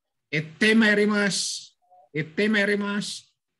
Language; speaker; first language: Japanese; non-native, fluent; Filipino